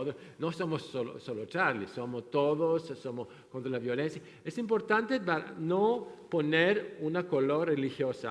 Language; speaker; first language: Spanish; non-native, fluent; French